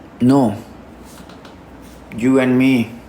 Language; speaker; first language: English; non-native, learner; Thai